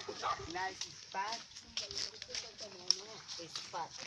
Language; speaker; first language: English; non-native, learner; Cebuano